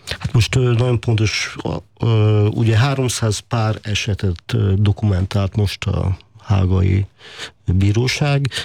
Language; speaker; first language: Hungarian; native; Hungarian